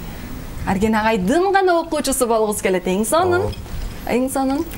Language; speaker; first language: Kyrgyz; native; Kyrgyz